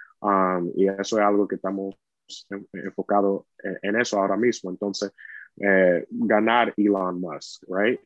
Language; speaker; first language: Spanish; early bilingual, heritage; Spanish